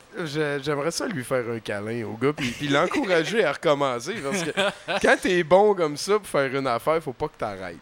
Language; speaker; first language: French; native; French